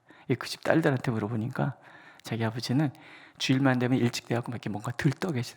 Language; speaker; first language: Korean; native; Korean